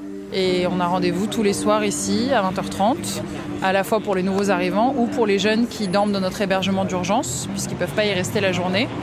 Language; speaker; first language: French; native; French